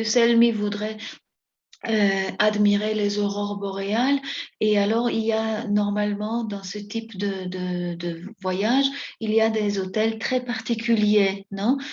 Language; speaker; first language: French; non-native, fluent; Spanish